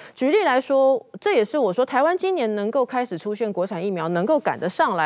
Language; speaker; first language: Chinese; native; Chinese